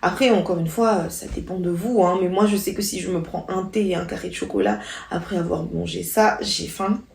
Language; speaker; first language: French; non-native, local second language; Malagasy